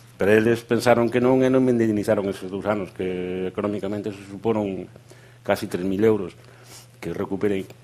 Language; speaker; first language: Galician; native; Galician